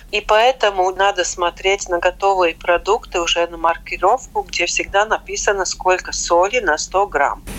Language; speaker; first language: Russian; non-native, local second language; Latvian